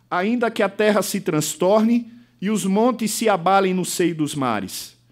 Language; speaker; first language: Portuguese; native; Portuguese